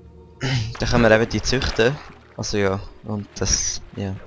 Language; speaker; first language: German; native; German